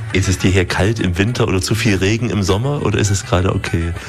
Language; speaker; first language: German; native; German